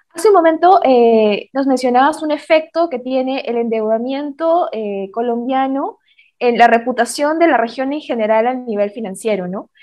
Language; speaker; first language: Spanish; native; Spanish